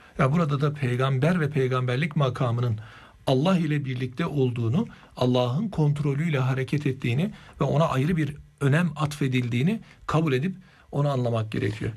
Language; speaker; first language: Turkish; native; Turkish